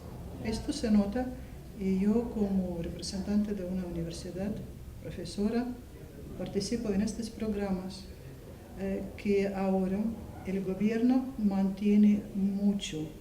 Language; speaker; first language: Spanish; non-native, fluent; Russian